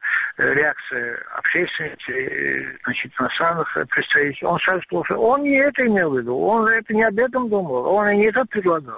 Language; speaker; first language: Russian; non-native, local second language; Azerbaijani